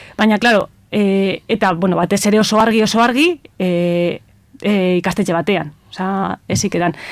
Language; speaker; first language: Basque; non-native, local second language; Spanish